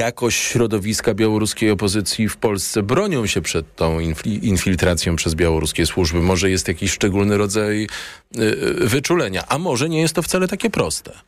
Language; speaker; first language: Polish; native; Polish